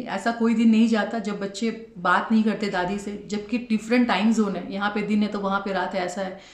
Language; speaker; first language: Hindi; native; Hindi